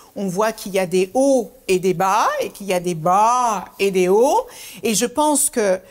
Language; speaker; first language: French; early bilingual, other home language; Kabuverdianu